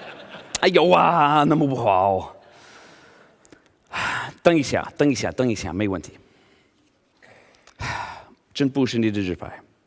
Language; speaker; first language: Chinese; non-native, learner; English